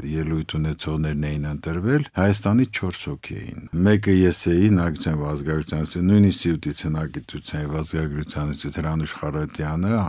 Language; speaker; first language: Armenian; native; Armenian